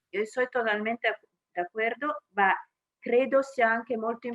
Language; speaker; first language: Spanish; non-native, learner; Italian